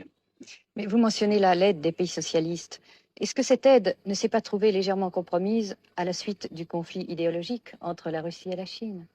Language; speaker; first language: French; native; French